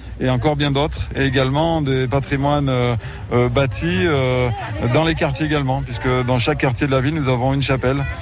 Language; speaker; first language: French; native; French